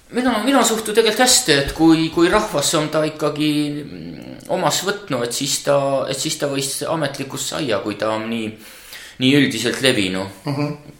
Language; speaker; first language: Estonian; native; Estonian